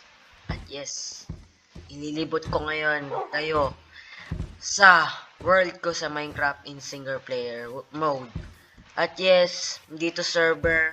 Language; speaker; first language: Filipino; native; Filipino